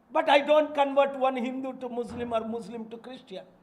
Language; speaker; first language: English; non-native, local second language; Telugu